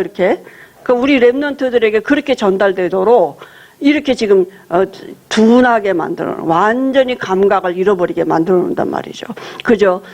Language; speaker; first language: Korean; native; Korean